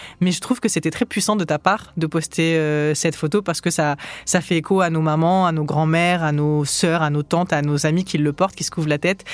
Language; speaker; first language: French; early bilingual, other home language; Arabic